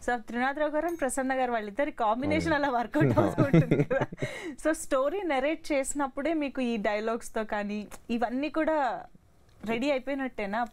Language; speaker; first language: Telugu; native; Telugu